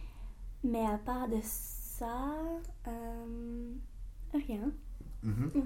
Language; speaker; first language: French; non-native, fluent; English